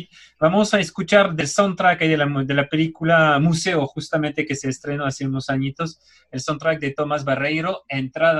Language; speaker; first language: Spanish; native; Spanish